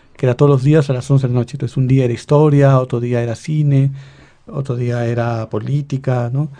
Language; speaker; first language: Spanish; native; Spanish